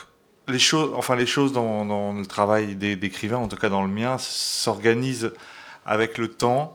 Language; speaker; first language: French; native; French